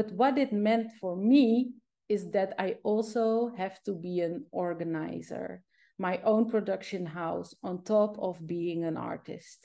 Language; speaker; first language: English; non-native, fluent; Dutch